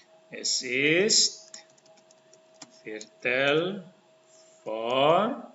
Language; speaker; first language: German; non-native, learner; Indonesian